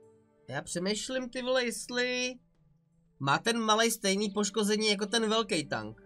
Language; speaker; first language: Czech; native; Czech